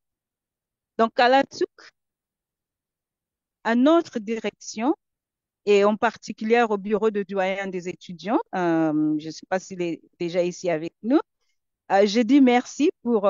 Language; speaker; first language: French; non-native, fluent; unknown